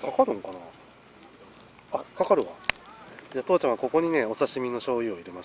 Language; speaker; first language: Japanese; native; Japanese